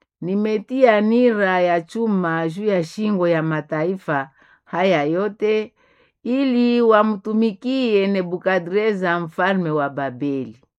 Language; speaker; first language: Swahili; non-native, local second language; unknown